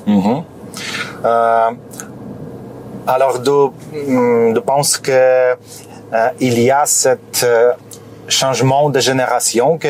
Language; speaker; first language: French; non-native, learner; Polish